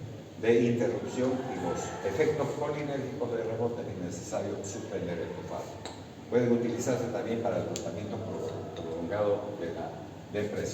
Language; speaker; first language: Spanish; native; Spanish